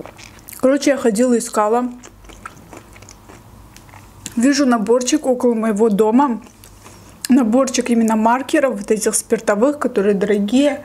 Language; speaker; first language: Russian; native; Russian